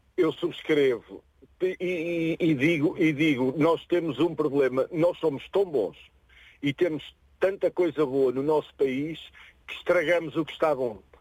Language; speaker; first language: Portuguese; native; Portuguese